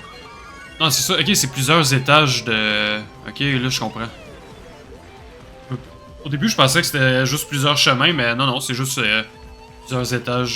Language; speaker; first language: French; native; French